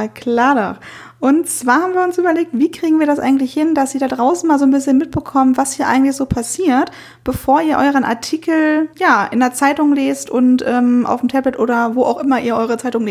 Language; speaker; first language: German; native; German